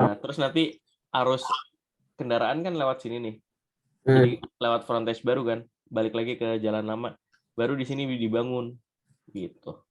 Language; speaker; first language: Indonesian; native; Indonesian